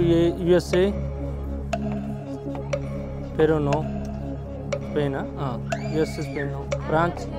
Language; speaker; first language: English; non-native, local second language; Telugu